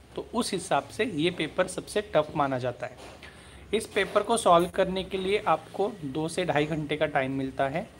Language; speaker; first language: Hindi; non-native, local second language; Marathi